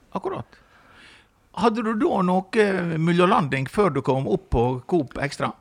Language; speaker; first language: Norwegian; native; Norwegian